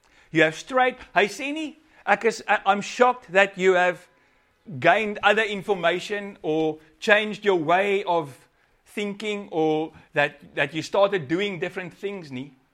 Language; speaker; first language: English; non-native, local second language; Afrikaans